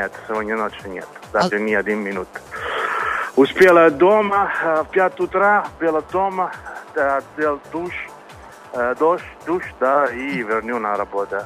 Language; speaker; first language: Russian; non-native, learner; Italian